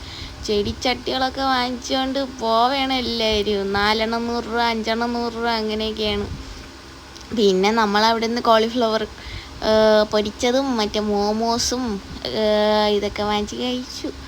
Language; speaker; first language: Malayalam; native; Malayalam